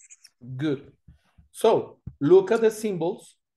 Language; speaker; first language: English; non-native, fluent; Spanish